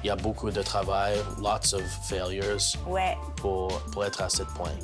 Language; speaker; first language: French; non-native, local second language; English